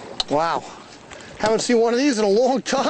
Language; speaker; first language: English; native; English